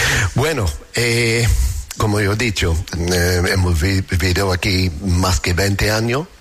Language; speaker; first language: Spanish; non-native, learner; English